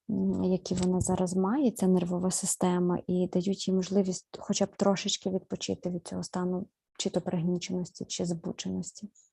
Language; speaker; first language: Ukrainian; native; Ukrainian